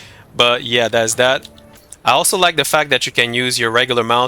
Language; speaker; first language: English; non-native, fluent; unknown